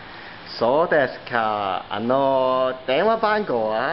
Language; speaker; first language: Japanese; non-native, learner; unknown